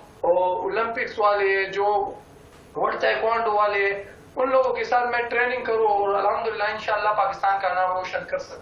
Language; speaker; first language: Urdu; non-native, local second language; Pashto